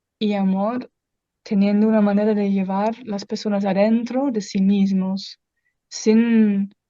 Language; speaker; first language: Spanish; non-native, fluent; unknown